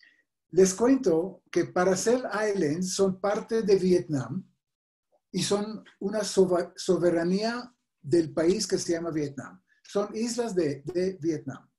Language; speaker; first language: Spanish; non-native, fluent; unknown